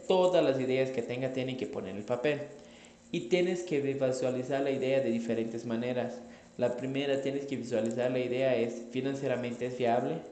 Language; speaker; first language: Spanish; non-native, fluent; Portuguese